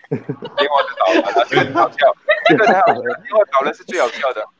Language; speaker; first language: Chinese; native; Chinese